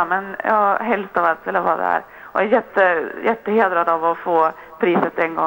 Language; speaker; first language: Swedish; native; Swedish